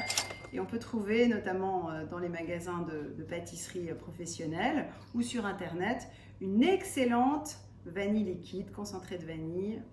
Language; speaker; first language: French; native; French